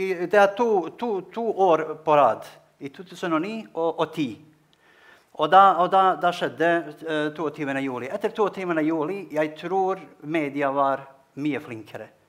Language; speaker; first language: Norwegian; non-native, fluent; Bosnian